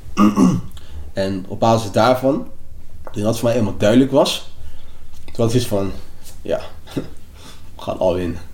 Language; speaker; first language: Dutch; native; Dutch